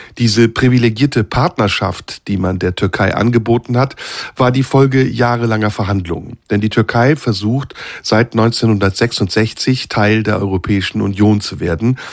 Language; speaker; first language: German; early bilingual, other home language; Turkish